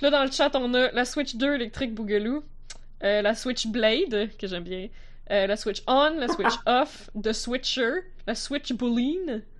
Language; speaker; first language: French; native; French